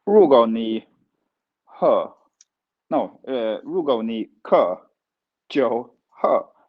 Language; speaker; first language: Chinese; non-native, learner; Swedish